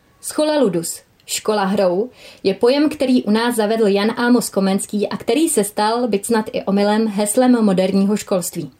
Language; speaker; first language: Czech; native; Czech